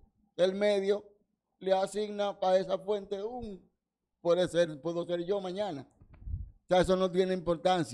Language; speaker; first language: Spanish; native; Spanish